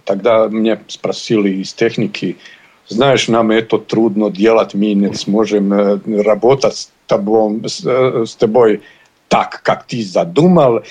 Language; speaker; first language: Russian; non-native, learner; Bosnian